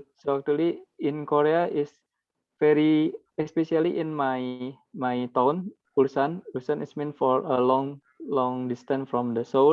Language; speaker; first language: English; non-native, learner; Indonesian